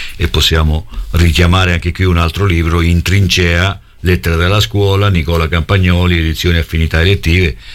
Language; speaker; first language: Italian; native; Italian